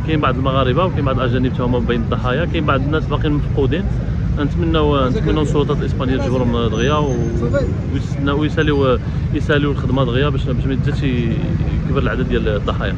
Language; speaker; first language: Arabic; native; Arabic